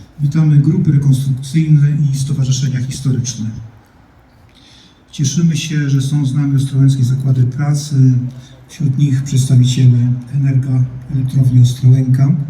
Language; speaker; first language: Polish; native; Polish